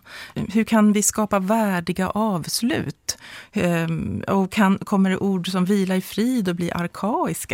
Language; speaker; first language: Swedish; native; Swedish